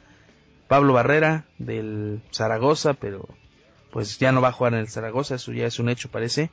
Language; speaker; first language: Spanish; native; Spanish